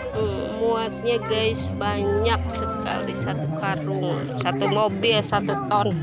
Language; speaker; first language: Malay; non-native, local second language; Sundanese